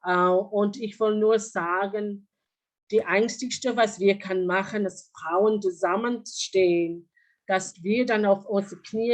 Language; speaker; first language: German; non-native, learner; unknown